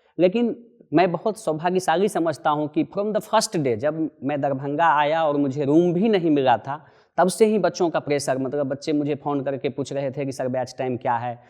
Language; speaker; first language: Hindi; non-native, local second language; Maithili